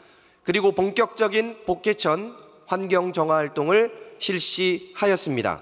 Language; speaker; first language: Korean; native; Korean